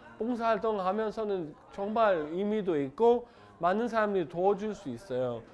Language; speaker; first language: Korean; non-native, learner; Danish